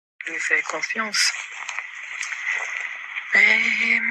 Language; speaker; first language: French; non-native, fluent; Greek